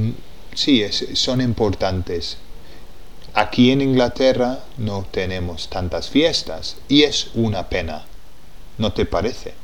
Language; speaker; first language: Spanish; non-native, fluent; English